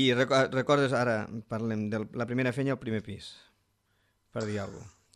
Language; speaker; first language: Catalan; native; Catalan